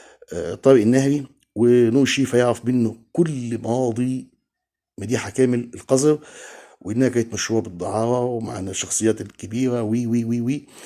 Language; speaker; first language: Arabic; native; Arabic